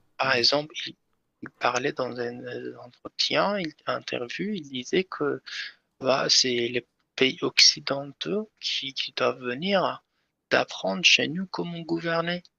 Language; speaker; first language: French; non-native, learner; Persian